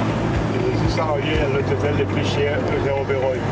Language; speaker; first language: French; non-native, local second language; Morisyen